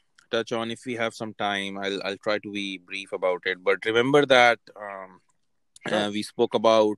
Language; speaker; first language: English; non-native, local second language; Hindi